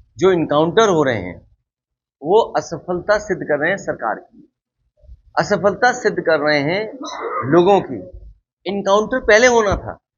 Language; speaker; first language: Hindi; native; Hindi